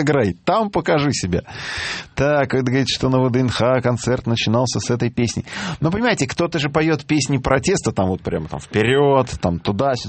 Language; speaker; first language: Russian; native; Russian